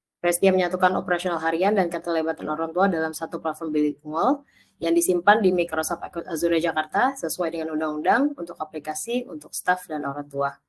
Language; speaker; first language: Indonesian; native; Indonesian